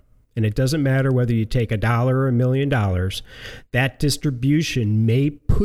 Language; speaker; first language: English; native; English